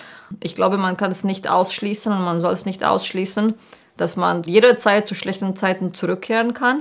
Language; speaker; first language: German; non-native, fluent; Romanian